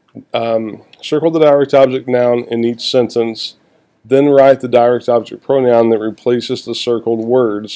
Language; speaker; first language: English; native; English